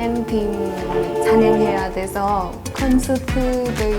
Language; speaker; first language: Korean; non-native, learner; Nepali